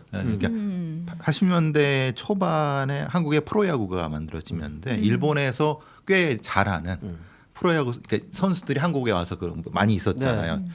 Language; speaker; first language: Korean; native; Korean